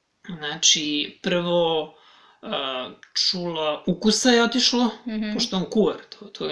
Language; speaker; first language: Serbian; native; Serbian